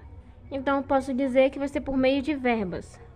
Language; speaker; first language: Portuguese; native; Portuguese